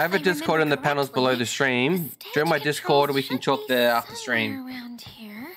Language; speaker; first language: English; native; English